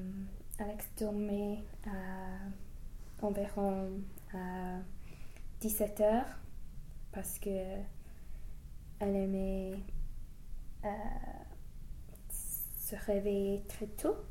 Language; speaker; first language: French; non-native, learner; English